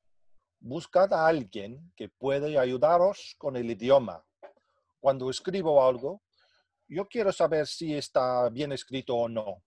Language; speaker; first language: Spanish; non-native, fluent; English